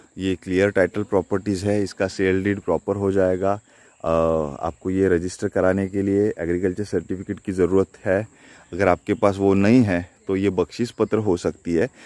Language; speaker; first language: Hindi; non-native, local second language; Marathi